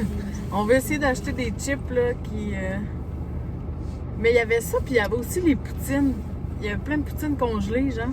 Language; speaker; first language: French; native; French